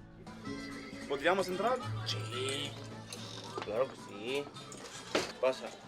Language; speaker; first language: Spanish; non-native, learner; English